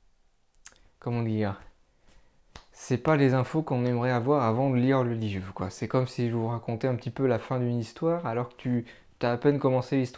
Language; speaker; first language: French; native; French